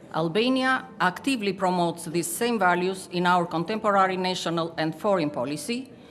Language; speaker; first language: English; non-native, fluent; Albanian